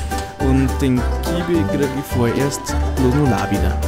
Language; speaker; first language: German; native; German